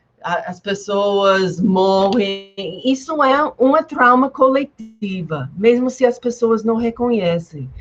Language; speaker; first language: Portuguese; non-native, fluent; English